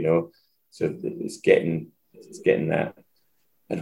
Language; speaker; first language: English; native; English